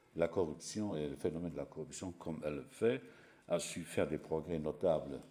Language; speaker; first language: French; non-native, local second language; Luxembourgish